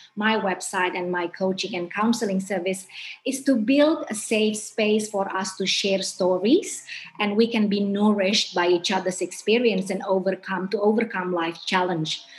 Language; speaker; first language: English; non-native, fluent; Indonesian